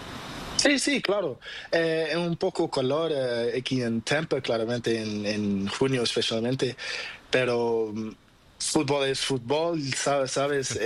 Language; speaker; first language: Spanish; non-native, fluent; Portuguese